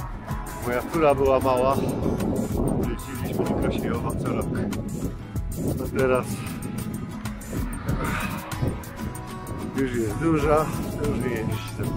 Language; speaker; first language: Polish; native; Polish